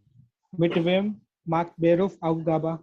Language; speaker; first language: German; non-native, learner; Gujarati